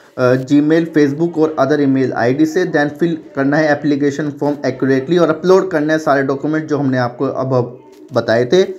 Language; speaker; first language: Hindi; native; Hindi